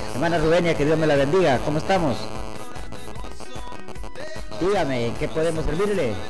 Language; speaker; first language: Spanish; native; Spanish